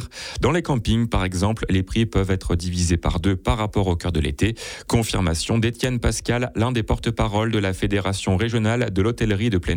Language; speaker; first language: French; native; French